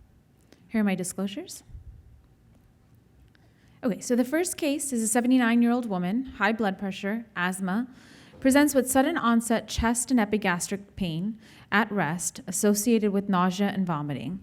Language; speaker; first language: English; native; English